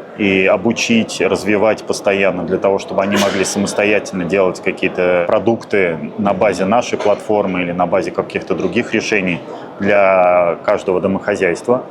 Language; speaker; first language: Russian; native; Russian